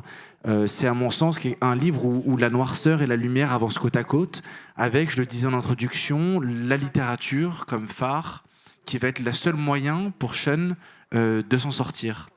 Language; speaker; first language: French; native; French